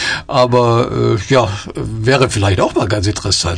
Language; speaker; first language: German; native; German